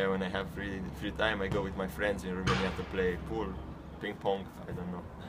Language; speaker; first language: English; non-native, learner; Romanian